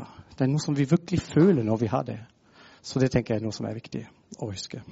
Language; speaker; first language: Norwegian; non-native, fluent; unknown